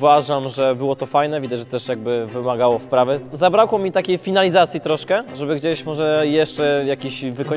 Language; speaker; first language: Polish; native; Polish